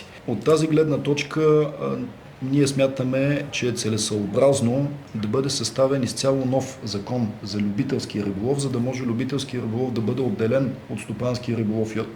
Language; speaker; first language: Bulgarian; native; Bulgarian